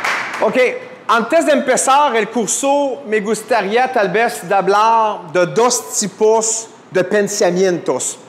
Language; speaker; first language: Spanish; non-native, fluent; French